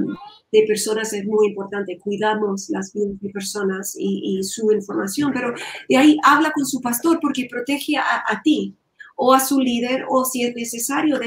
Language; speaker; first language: Spanish; non-native, learner; English